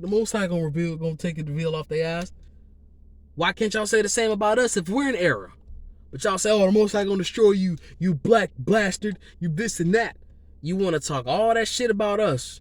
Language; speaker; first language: English; native; English